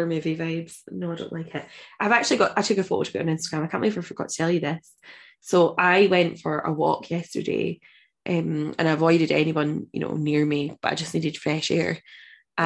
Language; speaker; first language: English; native; English